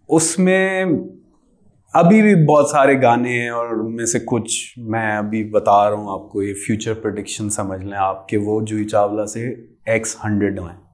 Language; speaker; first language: Urdu; native; Urdu